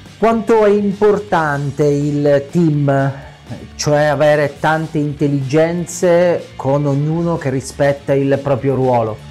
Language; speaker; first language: Italian; native; Italian